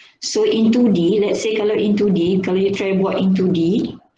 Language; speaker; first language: English; non-native, local second language; Malay